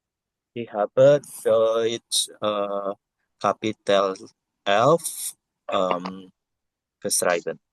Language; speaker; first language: German; non-native, learner; Indonesian